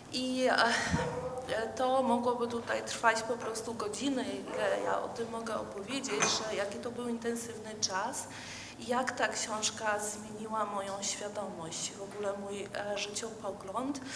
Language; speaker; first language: Polish; non-native, fluent; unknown